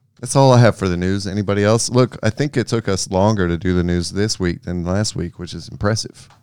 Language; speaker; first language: English; native; English